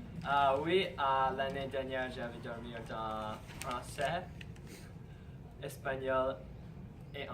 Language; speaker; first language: French; non-native, learner; English